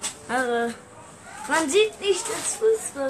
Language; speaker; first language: German; early bilingual, other home language; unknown